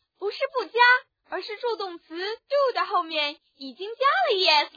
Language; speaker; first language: Chinese; native; Chinese